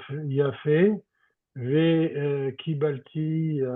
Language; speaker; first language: Hebrew; non-native, learner; French